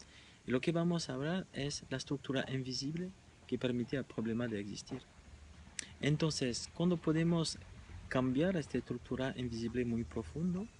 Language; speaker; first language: Spanish; non-native, fluent; French